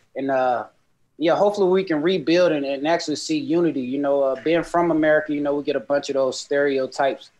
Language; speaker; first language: English; native; English